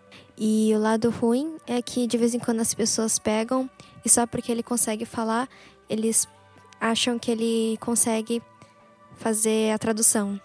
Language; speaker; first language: Portuguese; early bilingual, heritage; Portuguese